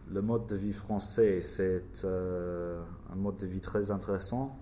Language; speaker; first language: French; non-native, learner; English